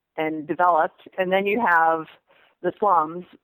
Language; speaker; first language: English; native; English